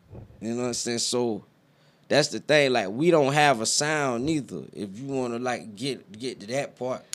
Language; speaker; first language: English; native; English